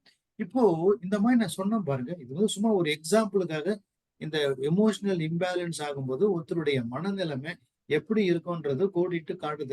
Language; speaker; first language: Tamil; native; Tamil